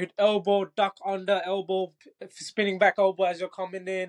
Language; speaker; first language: English; non-native, local second language; Bangla